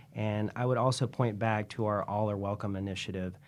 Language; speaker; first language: English; native; English